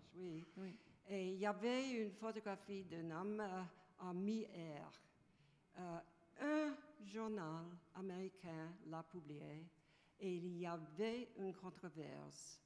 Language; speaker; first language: French; non-native, fluent; English